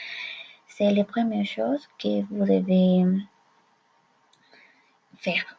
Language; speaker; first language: French; non-native, learner; Spanish